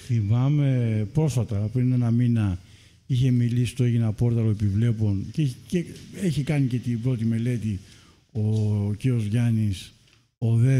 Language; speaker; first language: Greek; native; Greek